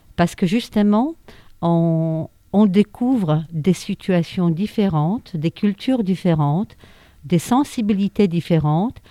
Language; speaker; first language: French; non-native, fluent; Polish